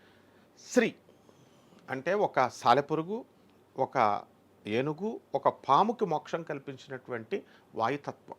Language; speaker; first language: Telugu; native; Telugu